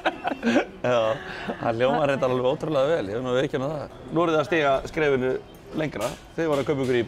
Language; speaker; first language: Icelandic; native; Icelandic